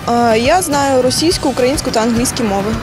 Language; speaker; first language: Ukrainian; non-native, local second language; Russian